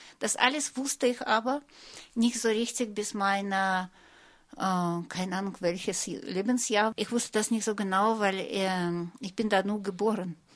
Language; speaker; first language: German; non-native, fluent; Russian